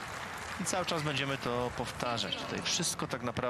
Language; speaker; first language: Polish; native; Polish